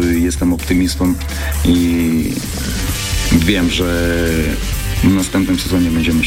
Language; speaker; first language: Polish; non-native, fluent; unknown